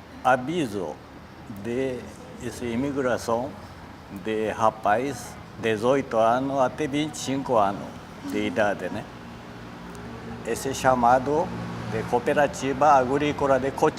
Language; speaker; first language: Portuguese; non-native, learner; Japanese